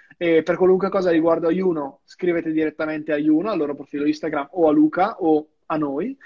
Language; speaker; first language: Italian; native; Italian